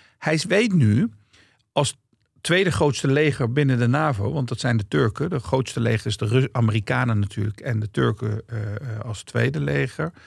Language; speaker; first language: Dutch; early bilingual, other home language; Turkish